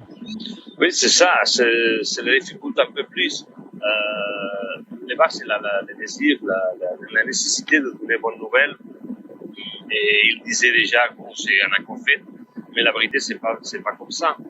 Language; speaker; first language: French; non-native, fluent; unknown